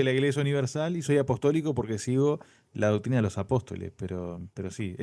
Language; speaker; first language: Spanish; native; Spanish